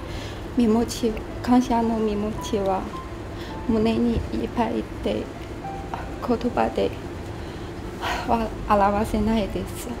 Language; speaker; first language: Japanese; non-native, learner; Chinese